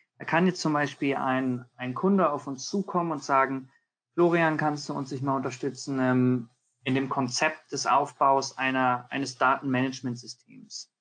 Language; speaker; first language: German; early bilingual, heritage; German